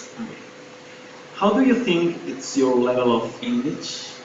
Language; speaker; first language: English; non-native, learner; Spanish